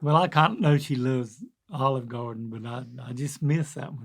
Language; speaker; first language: English; native; English